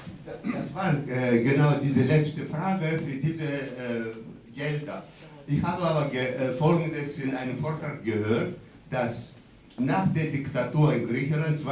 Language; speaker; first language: German; non-native, fluent; Greek